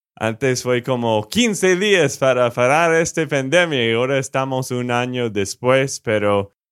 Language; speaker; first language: Spanish; non-native, fluent; English